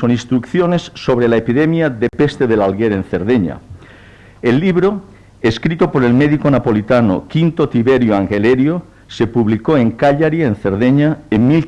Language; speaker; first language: Spanish; native; Spanish